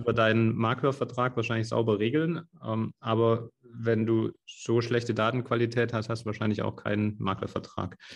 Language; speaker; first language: German; native; German